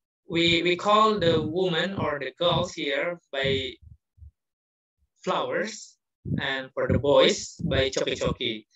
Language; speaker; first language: English; non-native, fluent; Indonesian